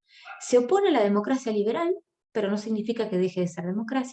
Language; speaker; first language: Spanish; native; Spanish